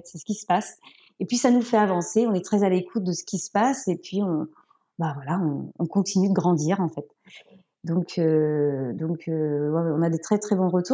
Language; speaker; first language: French; native; French